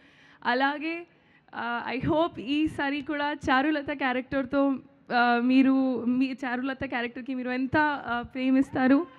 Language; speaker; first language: Telugu; non-native, learner; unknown